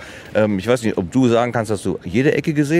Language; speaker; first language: German; native; German